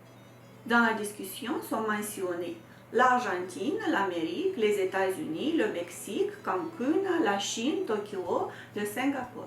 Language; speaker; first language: French; non-native, fluent; Romanian